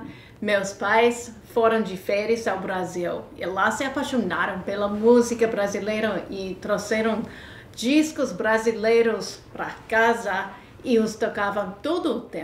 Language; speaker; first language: Portuguese; non-native, fluent; English